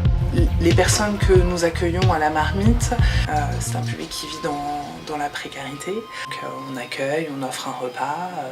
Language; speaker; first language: French; native; French